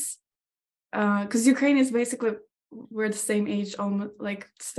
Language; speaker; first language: English; non-native, fluent; Ukrainian